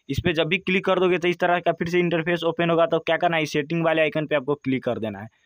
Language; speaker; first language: Hindi; native; Hindi